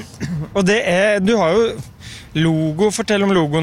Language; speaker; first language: Norwegian; native; Norwegian